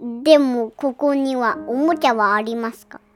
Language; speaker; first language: Japanese; early bilingual, heritage; Japanese